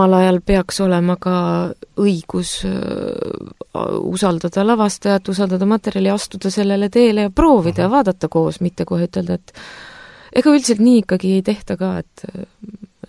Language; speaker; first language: Estonian; native; Estonian